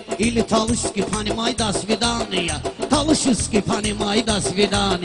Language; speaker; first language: Russian; non-native, learner; Talysh